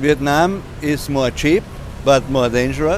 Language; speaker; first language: English; non-native, learner; German